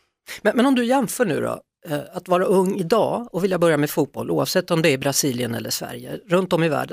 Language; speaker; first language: Swedish; native; Swedish